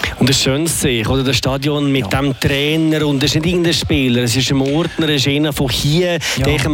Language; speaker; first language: German; native; German